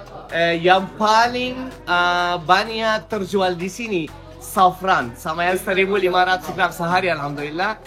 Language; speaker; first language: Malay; non-native, fluent; Turkish